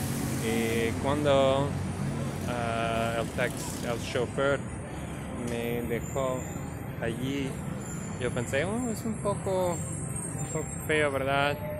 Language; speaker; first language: Spanish; non-native, learner; English